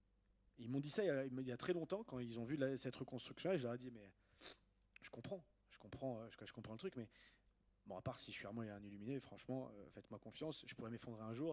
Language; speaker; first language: French; native; French